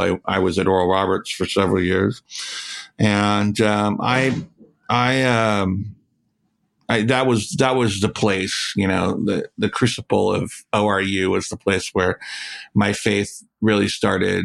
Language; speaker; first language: English; native; English